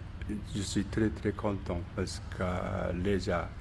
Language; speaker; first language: French; non-native, learner; Japanese